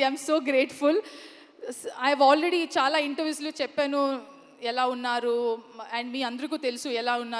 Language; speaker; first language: Telugu; non-native, learner; Kannada